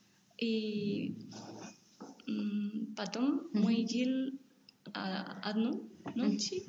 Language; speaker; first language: Russian; non-native, learner; Spanish